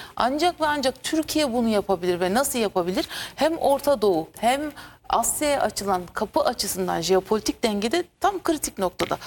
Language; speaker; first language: Turkish; native; Turkish